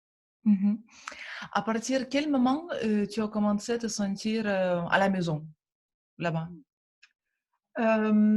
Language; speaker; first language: French; non-native, fluent; Russian